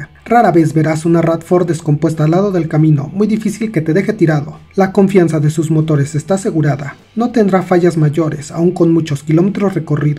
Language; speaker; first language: Spanish; native; Spanish